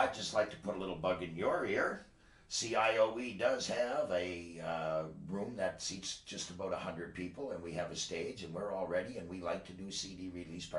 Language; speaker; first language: English; native; English